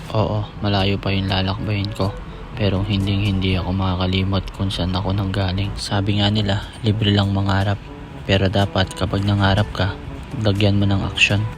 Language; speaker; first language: Filipino; native; Filipino